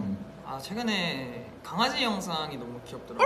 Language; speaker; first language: Korean; native; Korean